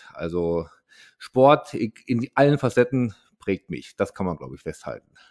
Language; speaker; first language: German; native; German